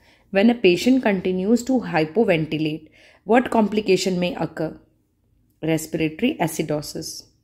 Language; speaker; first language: English; non-native, local second language; Hindi